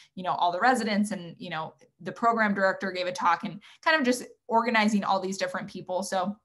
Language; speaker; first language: English; native; English